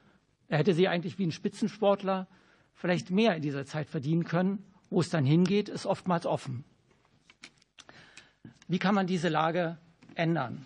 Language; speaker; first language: German; native; German